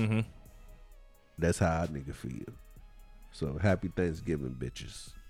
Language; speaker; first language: English; native; English